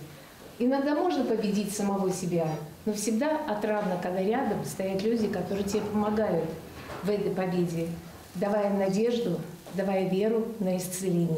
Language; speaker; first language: Russian; native; Russian